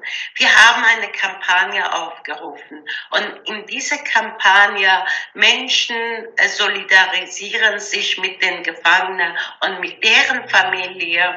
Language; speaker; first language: German; non-native, learner; Persian